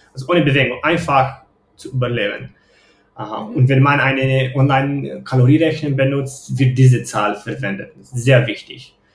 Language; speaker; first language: German; non-native, fluent; Romanian